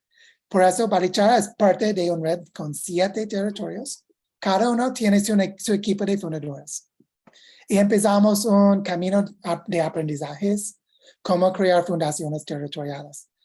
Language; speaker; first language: Spanish; non-native, fluent; English